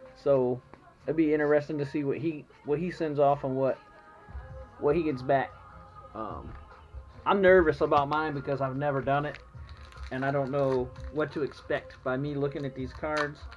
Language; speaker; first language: English; native; English